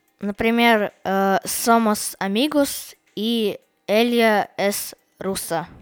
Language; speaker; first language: Spanish; non-native, learner; Russian